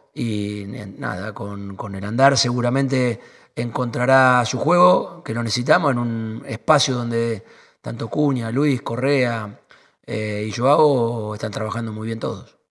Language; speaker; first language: Spanish; native; Spanish